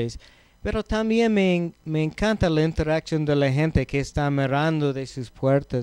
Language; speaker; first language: Spanish; non-native, learner; English